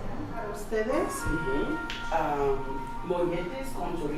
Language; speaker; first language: Spanish; non-native, learner; English